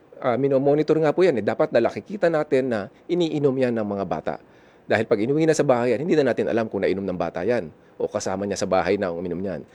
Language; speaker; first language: Filipino; non-native, local second language; Iloko